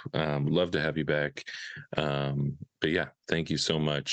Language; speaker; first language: English; native; English